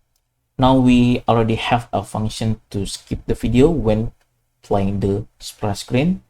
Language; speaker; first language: English; non-native, fluent; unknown